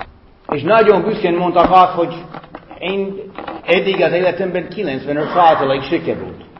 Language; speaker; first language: Hungarian; non-native, fluent; English